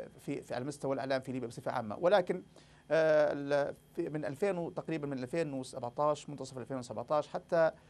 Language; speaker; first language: Arabic; native; Arabic